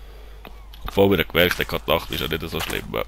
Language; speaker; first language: German; native; German